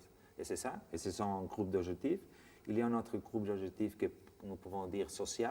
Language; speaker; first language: French; non-native, fluent; Spanish